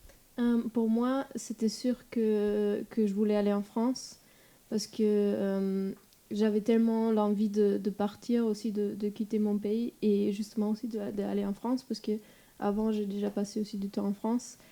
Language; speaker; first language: French; non-native, fluent; German